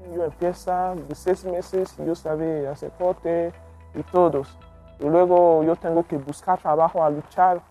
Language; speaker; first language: Spanish; non-native, learner; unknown